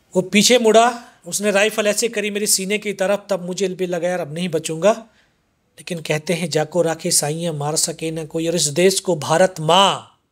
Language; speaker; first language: Hindi; native; Hindi